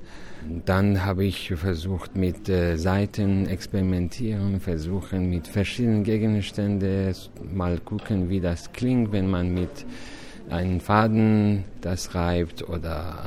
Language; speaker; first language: German; non-native, fluent; Persian